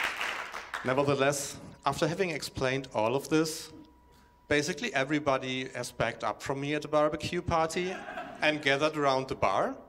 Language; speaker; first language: English; non-native, fluent; German